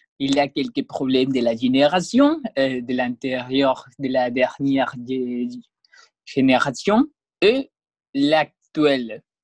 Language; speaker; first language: French; non-native, learner; Spanish